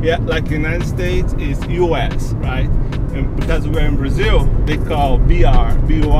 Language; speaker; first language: English; non-native, fluent; Portuguese